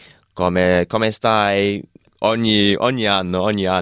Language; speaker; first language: Italian; non-native, fluent; English